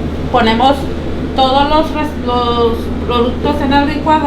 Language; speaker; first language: Spanish; native; Spanish